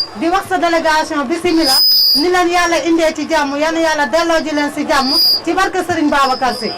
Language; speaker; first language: Wolof; native; Wolof